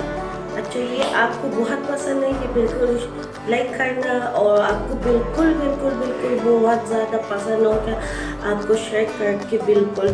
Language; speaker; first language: Hindi; non-native, learner; Filipino